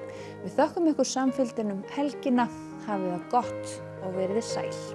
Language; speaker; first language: Icelandic; native; Icelandic